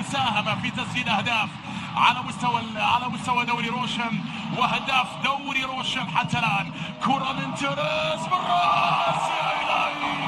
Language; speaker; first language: Arabic; native; Arabic